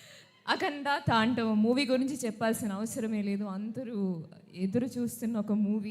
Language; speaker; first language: Telugu; non-native, fluent; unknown